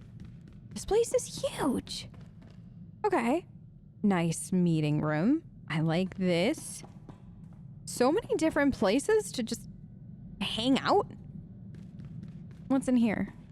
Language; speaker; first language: English; native; English